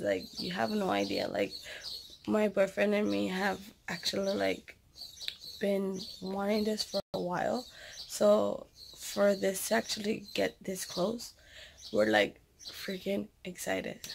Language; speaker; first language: English; early bilingual, other home language; Spanish